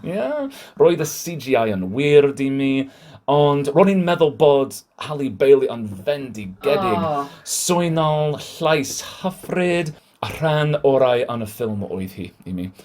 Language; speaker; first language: Welsh; non-native, learner; English